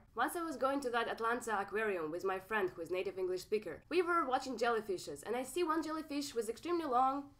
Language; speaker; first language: English; non-native, fluent; Russian